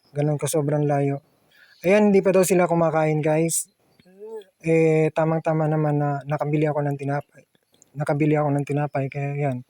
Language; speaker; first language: Filipino; native; Filipino